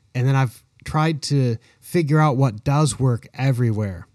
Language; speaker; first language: English; native; English